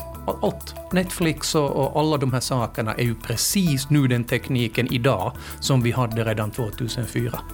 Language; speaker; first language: Swedish; native; Swedish